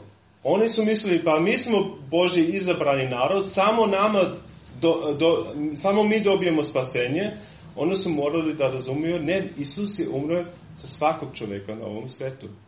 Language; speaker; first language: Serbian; non-native, fluent; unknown